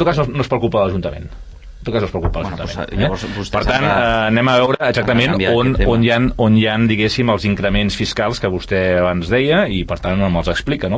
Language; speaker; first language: Catalan; native; Catalan